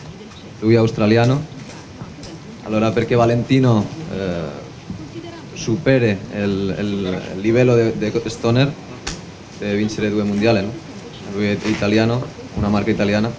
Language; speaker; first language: Italian; non-native, fluent; Spanish